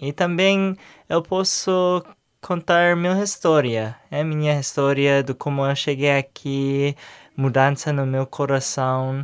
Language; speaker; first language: Portuguese; non-native, learner; English